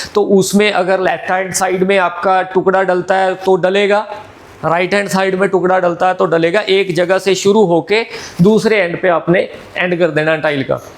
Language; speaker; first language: Hindi; non-native, local second language; Punjabi